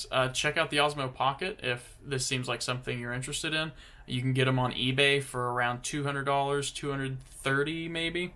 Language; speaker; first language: English; native; English